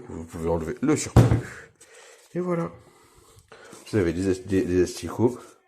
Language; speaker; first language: French; native; French